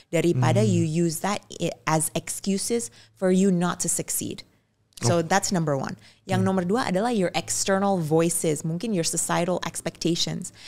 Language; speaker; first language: English; non-native, fluent; Indonesian